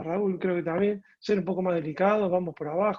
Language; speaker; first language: Spanish; native; Spanish